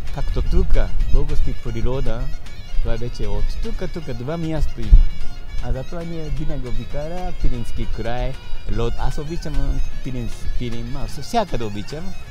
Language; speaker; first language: Bulgarian; non-native, learner; Japanese